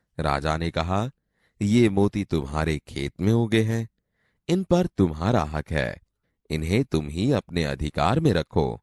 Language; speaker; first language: Hindi; non-native, local second language; Gujarati